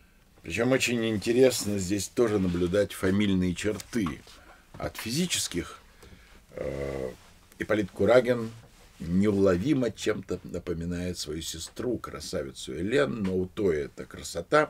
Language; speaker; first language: Russian; native; Russian